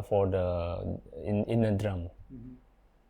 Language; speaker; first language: English; non-native, learner; Indonesian